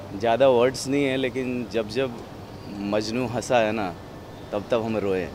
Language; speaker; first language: Hindi; native; Hindi